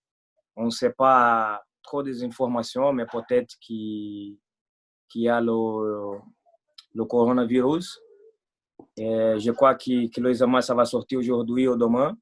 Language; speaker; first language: French; non-native, fluent; Portuguese